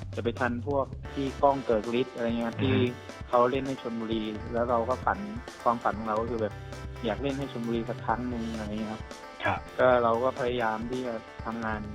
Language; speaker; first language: Thai; native; Thai